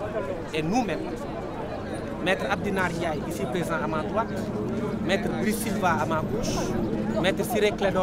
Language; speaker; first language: French; non-native, local second language; Wolof